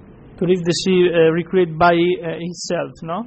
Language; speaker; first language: English; non-native, fluent; Italian